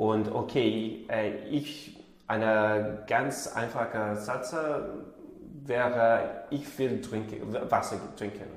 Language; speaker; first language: German; non-native, learner; English